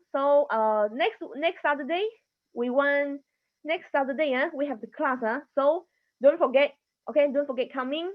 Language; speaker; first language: English; non-native, learner; Chinese